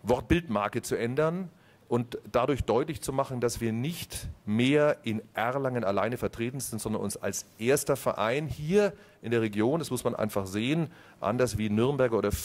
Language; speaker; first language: German; native; German